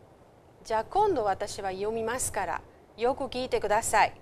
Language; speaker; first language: Japanese; non-native, fluent; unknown